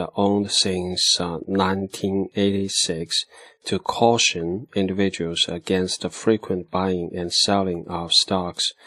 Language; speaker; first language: English; non-native, fluent; Chinese